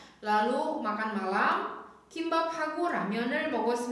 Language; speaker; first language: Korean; non-native, fluent; Indonesian